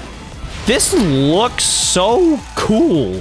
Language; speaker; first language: English; native; English